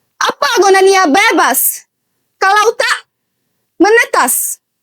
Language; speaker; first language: Indonesian; non-native, learner; Arabic